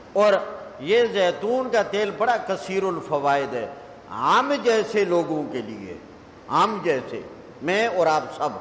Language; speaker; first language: Urdu; non-native, local second language; Punjabi